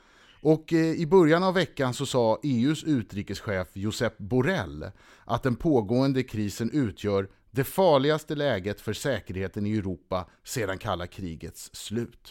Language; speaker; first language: Swedish; native; Swedish